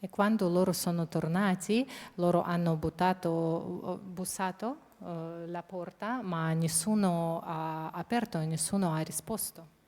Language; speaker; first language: Italian; non-native, fluent; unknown